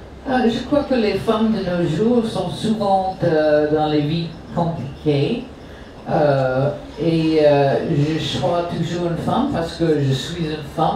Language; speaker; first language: French; non-native, fluent; English